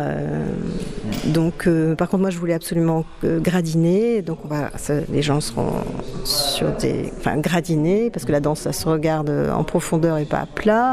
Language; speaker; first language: French; native; French